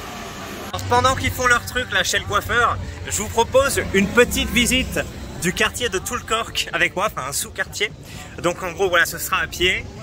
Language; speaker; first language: French; native; French